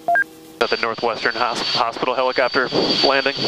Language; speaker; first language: English; native; English